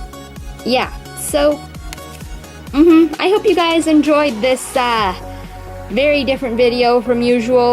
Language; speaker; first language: English; native; English